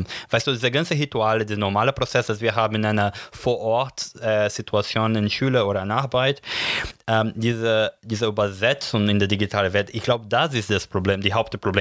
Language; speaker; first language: German; non-native, learner; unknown